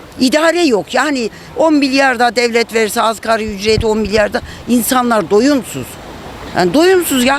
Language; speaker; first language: Turkish; native; Turkish